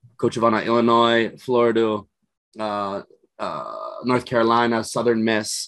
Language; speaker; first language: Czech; non-native, fluent; English